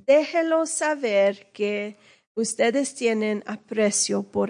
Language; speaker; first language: Spanish; early bilingual, heritage; English